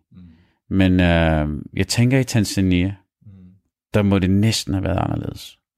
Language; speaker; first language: Danish; early bilingual, other home language; Arabic